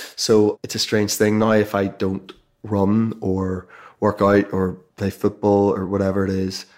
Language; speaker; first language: English; native; English